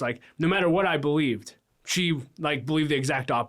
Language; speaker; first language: English; native; English